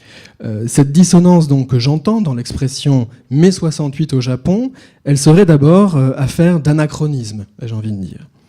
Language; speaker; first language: French; native; French